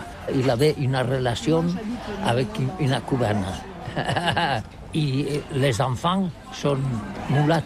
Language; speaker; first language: French; non-native, learner; Catalan